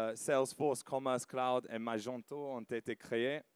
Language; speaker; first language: French; non-native, fluent; English